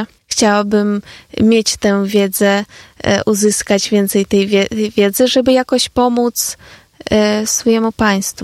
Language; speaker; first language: Polish; non-native, fluent; Ukrainian